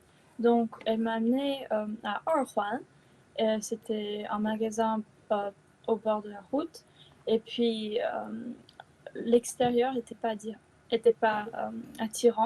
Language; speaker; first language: French; non-native, fluent; Chinese